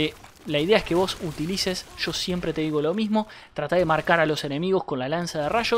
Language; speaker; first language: Spanish; native; Spanish